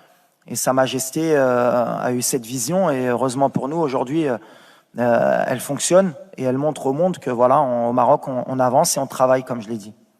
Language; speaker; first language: French; native; French